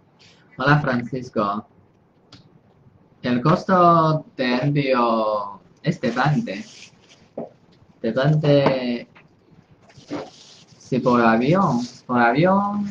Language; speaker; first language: Spanish; non-native, fluent; Chinese